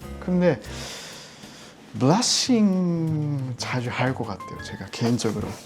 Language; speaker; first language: Korean; non-native, fluent; Japanese